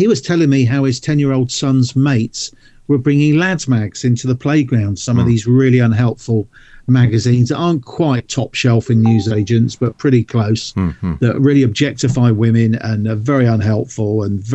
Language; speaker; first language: English; native; English